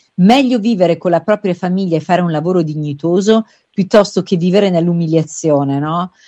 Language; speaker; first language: Italian; native; Italian